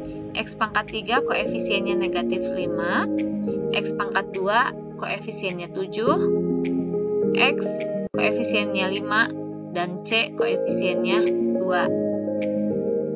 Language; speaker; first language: Indonesian; native; Indonesian